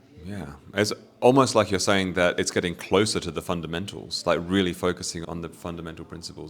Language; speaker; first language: English; native; English